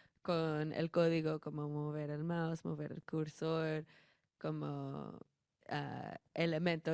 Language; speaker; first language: Spanish; non-native, fluent; English